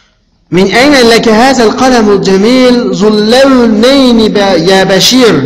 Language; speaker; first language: Arabic; non-native, fluent; Uyghur